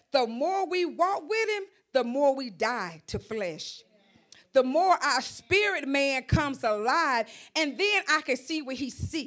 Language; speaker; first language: English; native; English